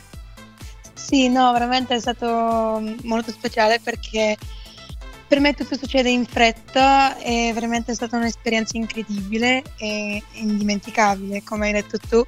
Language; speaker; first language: Italian; non-native, fluent; Bulgarian